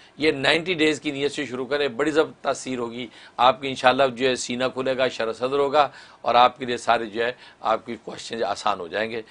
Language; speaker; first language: Urdu; native; Urdu